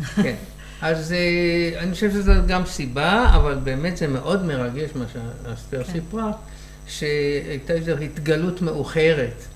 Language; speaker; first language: Hebrew; native; Hebrew